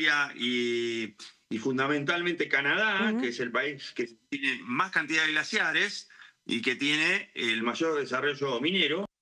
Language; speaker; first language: Spanish; native; Spanish